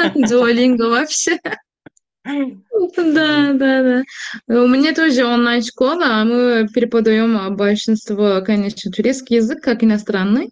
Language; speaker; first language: Russian; non-native, fluent; Turkish